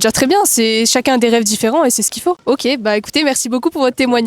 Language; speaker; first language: French; native; French